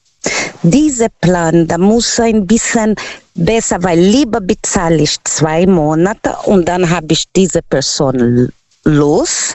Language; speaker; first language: German; non-native, learner; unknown